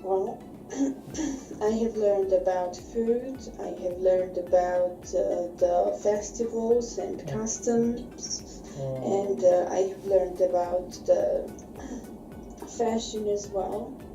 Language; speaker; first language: English; non-native, fluent; Bosnian